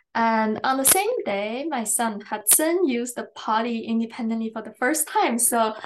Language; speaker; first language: English; non-native, fluent; Chinese